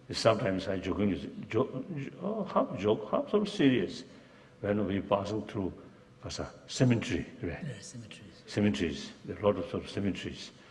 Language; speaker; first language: English; non-native, learner; Tibetan